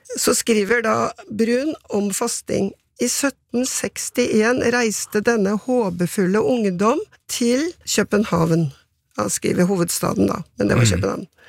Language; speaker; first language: Norwegian; native; Norwegian